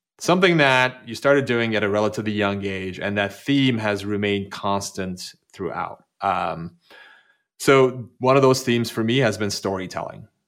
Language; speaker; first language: English; non-native, fluent; Turkish